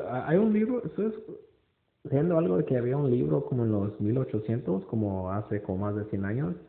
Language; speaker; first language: Spanish; early bilingual, heritage; Spanish